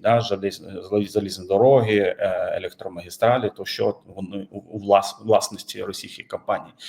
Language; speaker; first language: Ukrainian; non-native, fluent; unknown